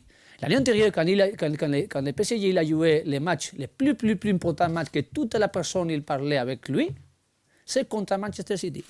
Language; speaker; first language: French; non-native, learner; Spanish